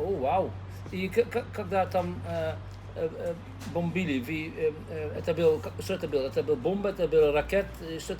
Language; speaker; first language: Russian; non-native, learner; Dutch